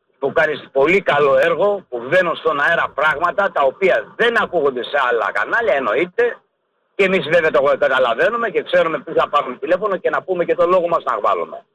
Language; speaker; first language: Greek; early bilingual, heritage; Greek